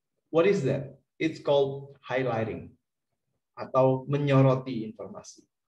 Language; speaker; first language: English; non-native, fluent; Indonesian